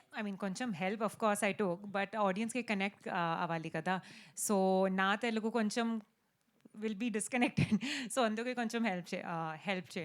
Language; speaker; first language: Telugu; non-native, learner; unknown